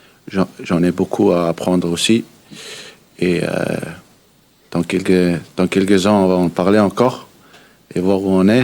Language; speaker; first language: French; early bilingual, heritage; French